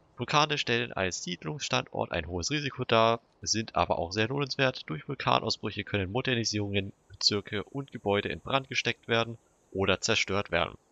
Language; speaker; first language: German; native; German